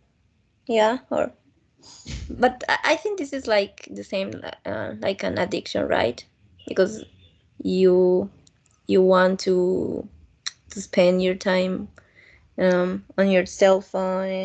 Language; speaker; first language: English; non-native, fluent; Spanish